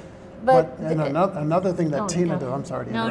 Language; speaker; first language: English; native; English